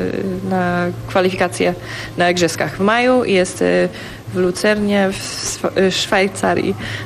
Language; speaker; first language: Polish; non-native, fluent; English